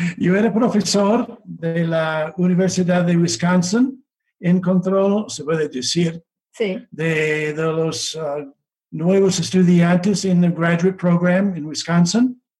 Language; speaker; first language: Spanish; non-native, fluent; English